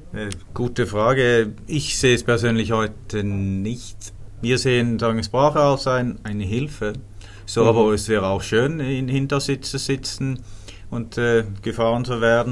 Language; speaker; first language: German; non-native, fluent; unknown